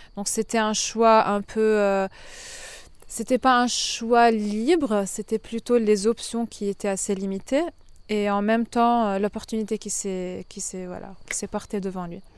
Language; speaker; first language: French; non-native, fluent; Arabic